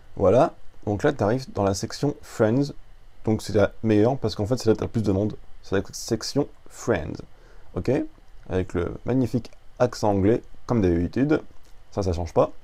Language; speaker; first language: French; native; French